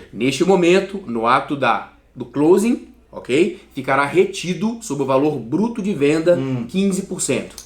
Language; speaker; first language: Portuguese; native; Portuguese